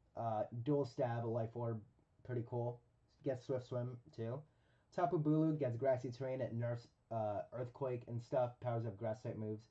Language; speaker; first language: English; native; English